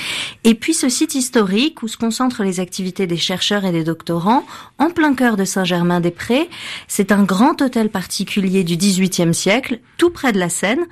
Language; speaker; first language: French; native; French